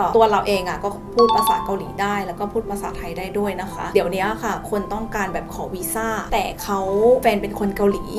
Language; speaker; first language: Thai; non-native, fluent; Korean